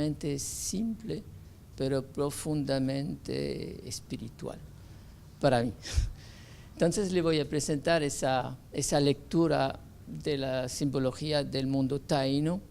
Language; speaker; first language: Spanish; non-native, fluent; French